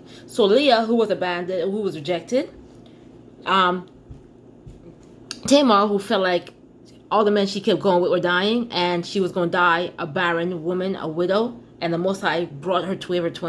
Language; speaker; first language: English; native; English